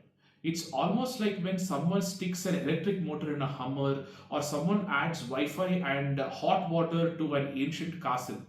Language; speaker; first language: English; non-native, local second language; Tamil